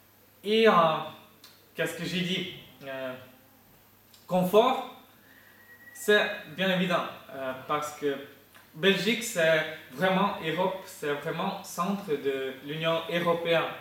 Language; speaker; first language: French; non-native, fluent; Ukrainian